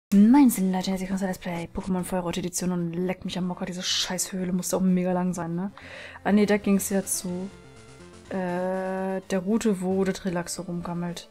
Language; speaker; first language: German; native; German